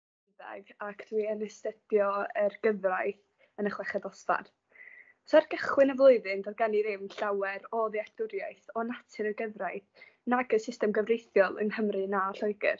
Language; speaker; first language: Welsh; non-native, local second language; English